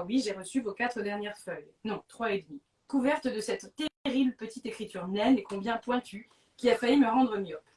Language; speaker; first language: French; native; French